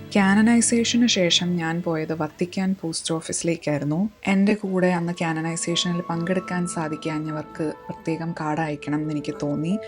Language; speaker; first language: Malayalam; early bilingual, heritage; Malayalam